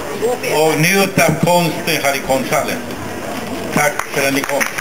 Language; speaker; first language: Swedish; non-native, fluent; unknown